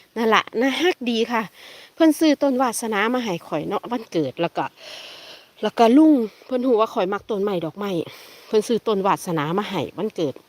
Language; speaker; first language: Thai; native; Thai